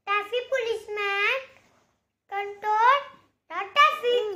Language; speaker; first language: English; non-native, learner; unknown